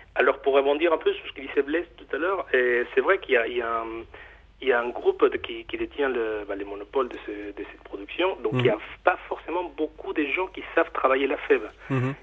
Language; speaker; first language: French; non-native, fluent; Spanish